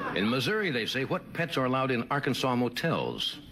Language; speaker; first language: English; native; English